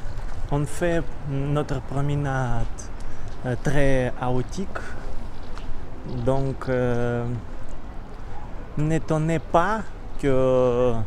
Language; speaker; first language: French; non-native, learner; Russian